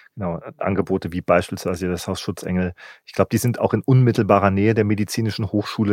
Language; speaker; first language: German; native; German